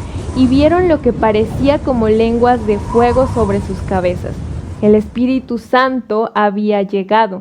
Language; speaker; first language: Spanish; native; Spanish